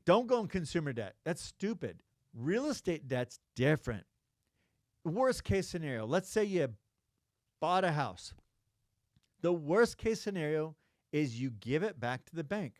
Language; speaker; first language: English; native; English